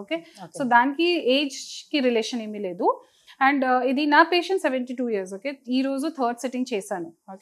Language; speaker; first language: Telugu; non-native, fluent; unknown